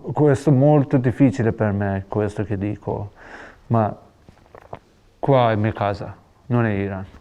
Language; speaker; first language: Italian; non-native, learner; Persian